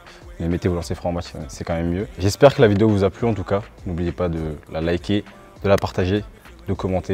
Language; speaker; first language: French; native; French